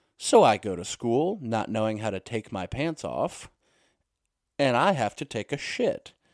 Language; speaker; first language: English; native; English